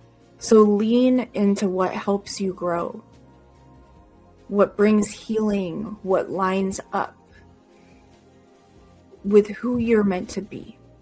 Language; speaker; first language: English; native; English